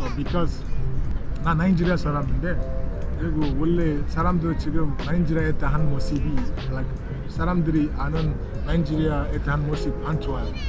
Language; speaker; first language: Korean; non-native, learner; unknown